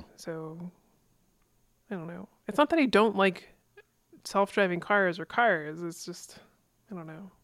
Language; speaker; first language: English; native; English